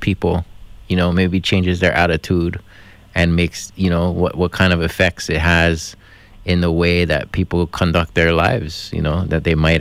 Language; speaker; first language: English; non-native, local second language; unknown